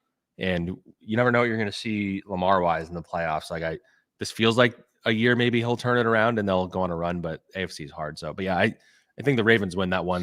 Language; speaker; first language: English; native; English